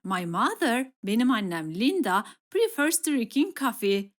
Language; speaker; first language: English; non-native, fluent; Turkish